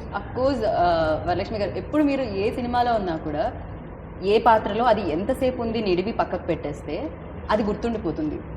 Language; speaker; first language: Telugu; native; Telugu